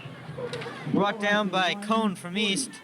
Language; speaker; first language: English; native; English